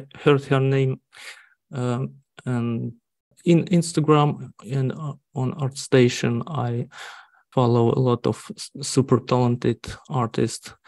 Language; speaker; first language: English; non-native, learner; Russian